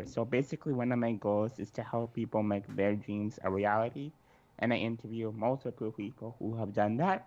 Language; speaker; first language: English; native; English